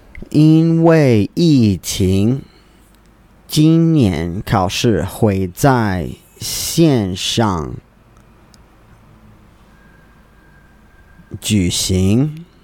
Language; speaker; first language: Chinese; non-native, learner; English